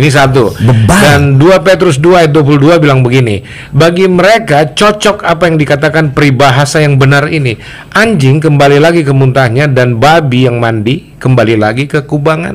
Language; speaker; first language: Indonesian; native; Indonesian